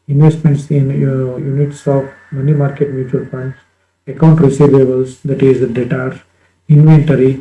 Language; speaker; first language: English; non-native, local second language; Kannada